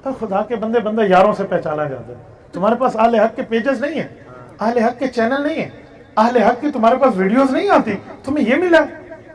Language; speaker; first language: Urdu; non-native, local second language; Saraiki